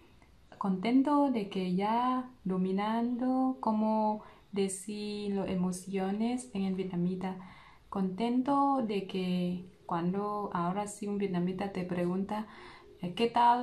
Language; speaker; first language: Spanish; non-native, learner; Vietnamese